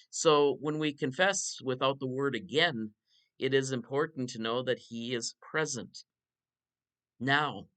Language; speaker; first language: English; native; English